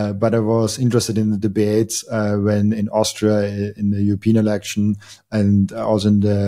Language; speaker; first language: English; non-native, fluent; German